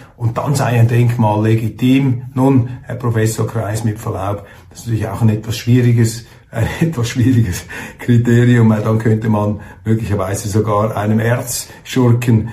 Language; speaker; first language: German; native; German